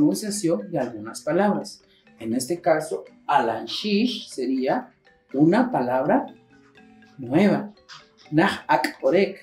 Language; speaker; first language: Spanish; non-native, local second language; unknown